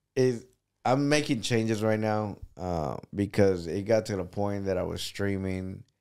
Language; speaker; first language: English; non-native, fluent; Spanish